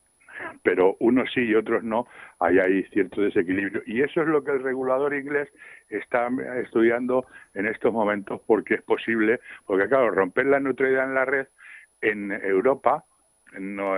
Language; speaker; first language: Spanish; native; Spanish